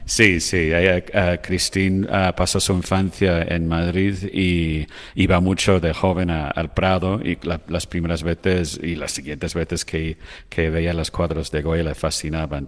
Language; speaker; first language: Spanish; non-native, fluent; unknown